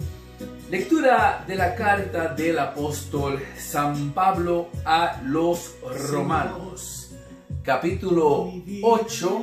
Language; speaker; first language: Spanish; native; Spanish